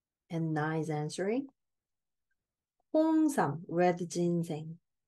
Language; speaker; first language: English; non-native, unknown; Korean